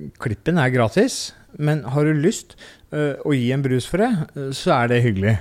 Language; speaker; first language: Norwegian; native; Norwegian